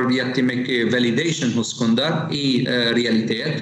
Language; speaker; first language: Swedish; non-native, fluent; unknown